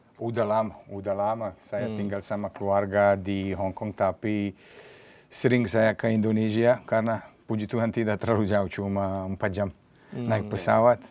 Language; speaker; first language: Indonesian; non-native, fluent; Serbian